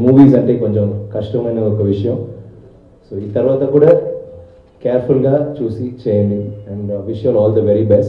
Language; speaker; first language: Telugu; non-native, learner; Tamil